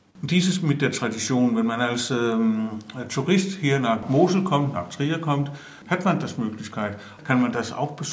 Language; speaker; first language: German; non-native, learner; Danish